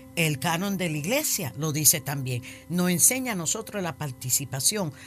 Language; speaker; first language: Spanish; early bilingual, heritage; Spanish